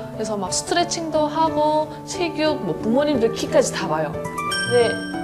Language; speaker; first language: Korean; native; Korean